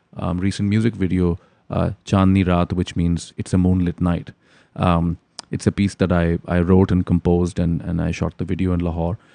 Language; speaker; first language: English; non-native, local second language; Urdu